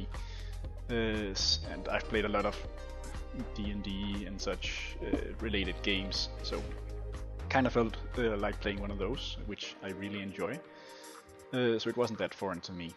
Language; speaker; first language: English; non-native, fluent; Danish